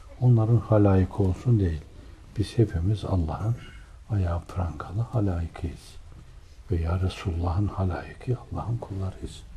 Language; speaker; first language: Turkish; native; Turkish